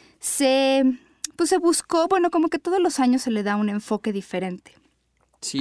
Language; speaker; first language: Spanish; native; Spanish